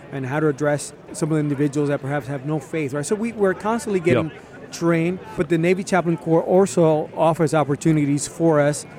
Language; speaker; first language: English; early bilingual, other home language; Spanish